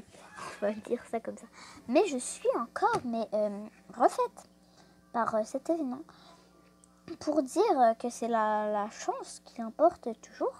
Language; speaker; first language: French; native; French